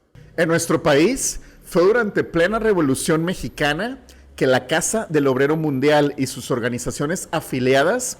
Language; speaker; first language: Spanish; native; Spanish